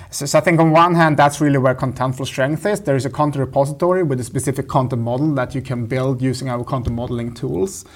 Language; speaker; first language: English; non-native, fluent; Swedish